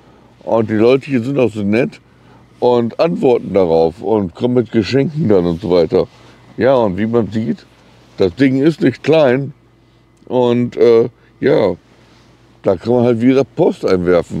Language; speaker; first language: German; native; German